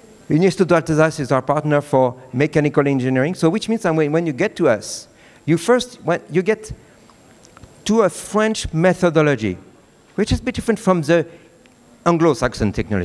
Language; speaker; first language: English; non-native, fluent; French